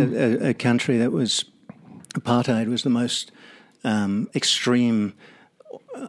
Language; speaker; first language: English; native; English